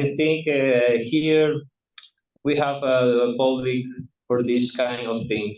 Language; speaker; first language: English; non-native, learner; Spanish